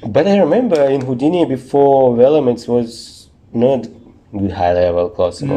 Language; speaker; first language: English; non-native, learner; Russian